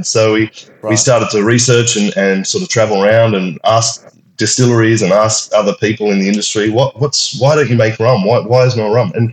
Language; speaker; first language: English; native; English